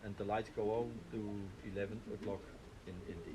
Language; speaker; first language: English; non-native, learner; Dutch